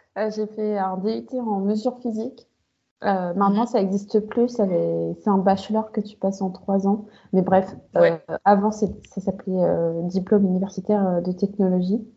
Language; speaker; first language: French; native; French